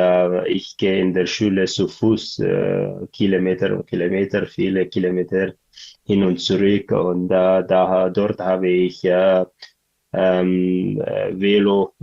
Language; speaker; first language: German; non-native, learner; Tigrinya